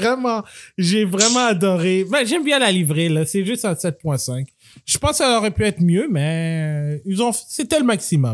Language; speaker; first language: French; native; French